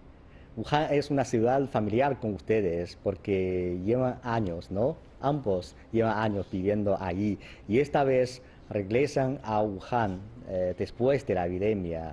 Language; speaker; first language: Spanish; non-native, fluent; Chinese